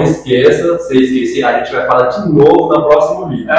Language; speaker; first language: Portuguese; non-native, fluent; Chinese